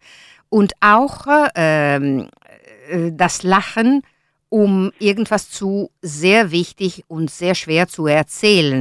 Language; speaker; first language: German; non-native, learner; Italian